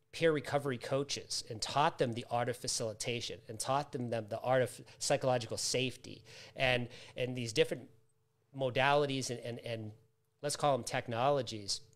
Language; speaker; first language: English; native; English